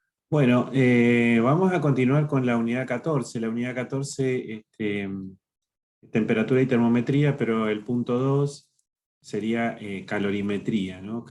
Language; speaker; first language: Spanish; native; Spanish